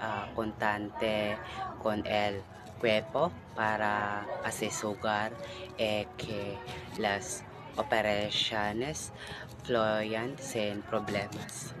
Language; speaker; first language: Spanish; non-native, learner; Cebuano